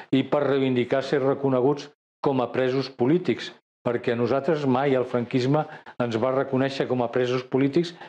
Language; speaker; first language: Catalan; native; Catalan